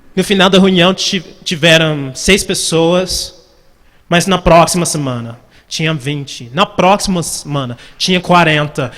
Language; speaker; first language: Portuguese; non-native, fluent; English